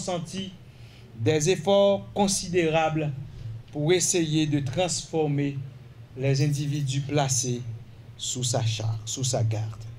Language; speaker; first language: French; non-native, local second language; Haitian Creole